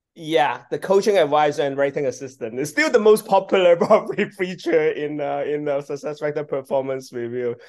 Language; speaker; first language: English; non-native, local second language; Cantonese